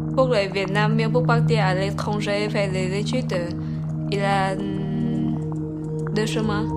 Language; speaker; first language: French; non-native, learner; Vietnamese